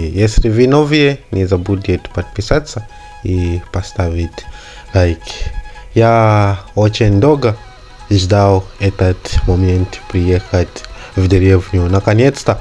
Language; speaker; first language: Russian; non-native, learner; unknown